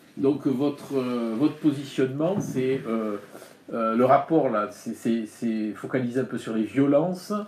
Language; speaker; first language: French; native; French